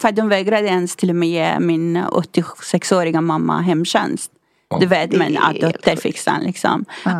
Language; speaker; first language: Swedish; non-native, fluent; Persian